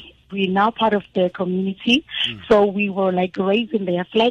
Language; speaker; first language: English; non-native, local second language; Zulu